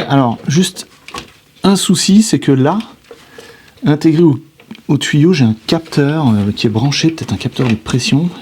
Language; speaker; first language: French; native; French